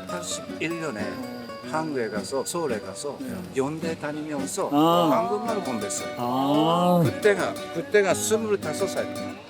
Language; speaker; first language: Korean; non-native, fluent; Japanese